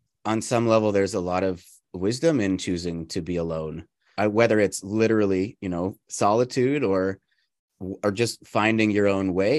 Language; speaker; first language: English; native; English